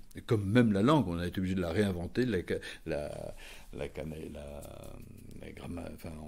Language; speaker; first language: French; native; French